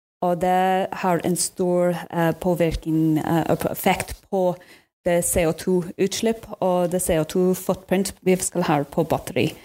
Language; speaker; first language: Norwegian; non-native, fluent; English